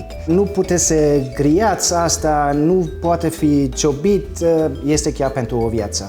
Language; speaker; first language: Romanian; non-native, fluent; German